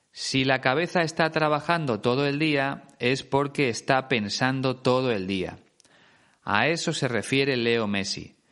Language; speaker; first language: Spanish; native; Spanish